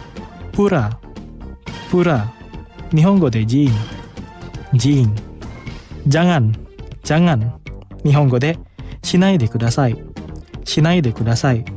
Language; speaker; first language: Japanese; non-native, fluent; Indonesian